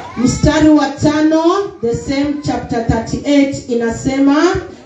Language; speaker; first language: English; non-native, local second language; Swahili